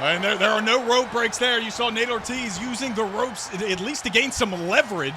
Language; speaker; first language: English; native; English